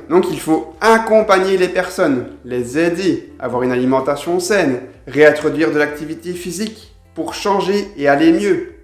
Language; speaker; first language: French; native; French